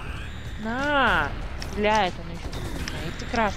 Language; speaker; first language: Russian; native; Russian